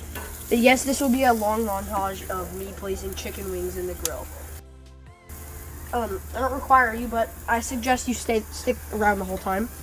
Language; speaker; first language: English; native; English